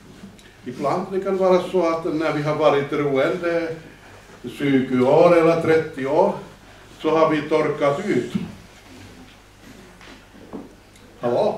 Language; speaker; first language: Swedish; non-native, fluent; Finnish